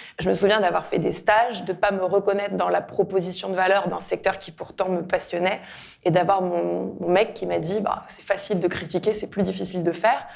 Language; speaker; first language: French; native; French